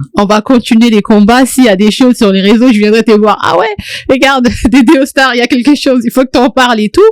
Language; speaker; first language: French; non-native, local second language; Lingala